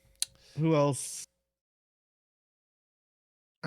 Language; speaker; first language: English; native; English